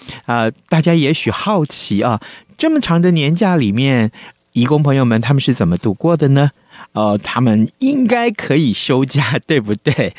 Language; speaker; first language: Chinese; native; Chinese